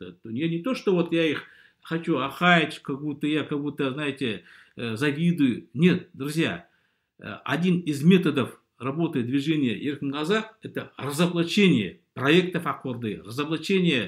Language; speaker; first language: Russian; native; Russian